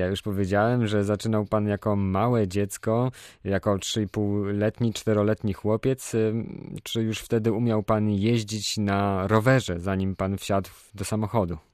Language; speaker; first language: Polish; native; Polish